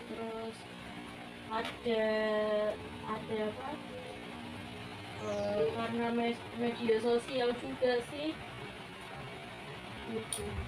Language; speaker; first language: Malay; non-native, local second language; Javanese